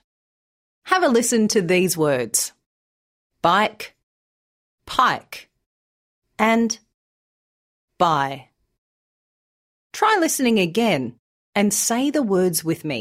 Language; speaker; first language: English; native; English